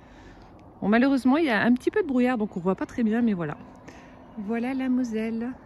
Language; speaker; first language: French; native; French